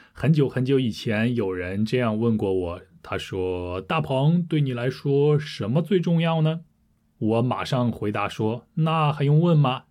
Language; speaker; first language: Chinese; native; Chinese